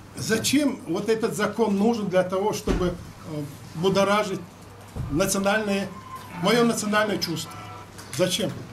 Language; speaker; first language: Russian; non-native, local second language; Chechen